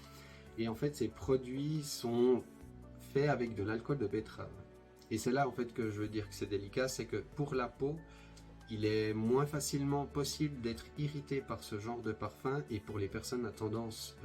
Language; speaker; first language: French; native; French